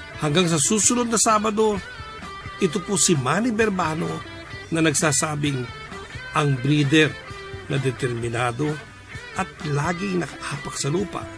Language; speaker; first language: Filipino; native; Filipino